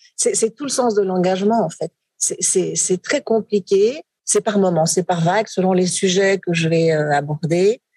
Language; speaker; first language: French; native; French